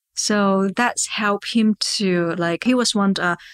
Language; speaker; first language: English; non-native, local second language; Cantonese